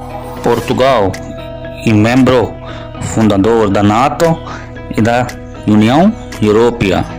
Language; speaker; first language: Portuguese; non-native, learner; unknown